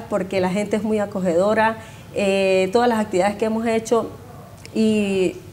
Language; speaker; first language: Spanish; native; Spanish